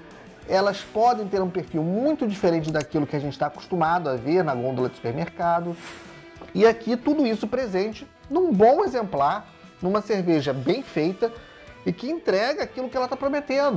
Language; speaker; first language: Portuguese; native; Portuguese